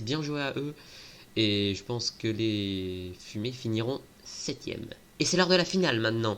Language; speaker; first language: French; native; French